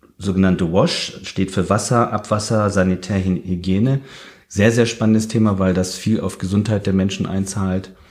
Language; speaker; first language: German; early bilingual, heritage; German